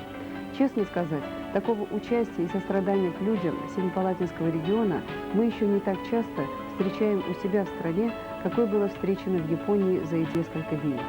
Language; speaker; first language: Russian; native; Russian